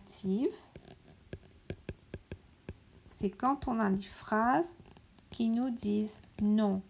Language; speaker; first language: French; non-native, local second language; Morisyen